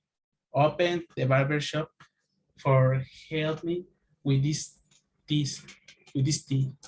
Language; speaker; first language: English; non-native, learner; Spanish